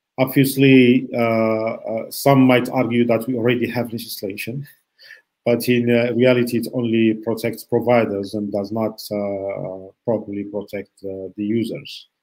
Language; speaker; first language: English; non-native, fluent; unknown